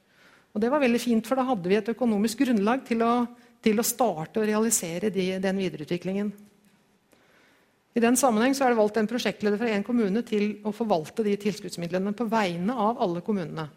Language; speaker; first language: Norwegian; native; Norwegian